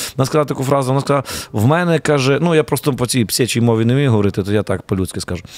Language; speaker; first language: Ukrainian; native; Ukrainian